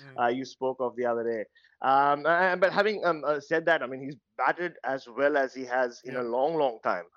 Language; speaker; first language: English; non-native, local second language; Tamil